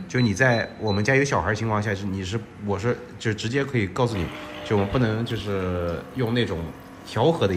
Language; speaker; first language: Chinese; native; Chinese